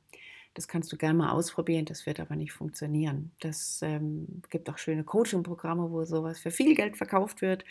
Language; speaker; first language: German; native; German